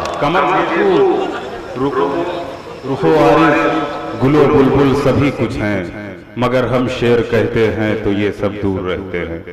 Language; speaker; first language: Urdu; native; Urdu